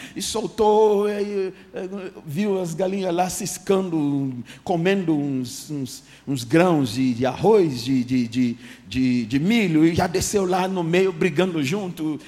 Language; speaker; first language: Portuguese; non-native, fluent; English